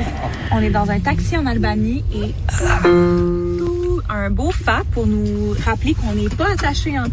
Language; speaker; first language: French; native; French